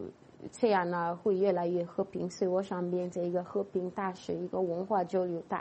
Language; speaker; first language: Chinese; non-native, fluent; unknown